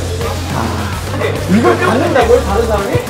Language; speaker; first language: Korean; native; Korean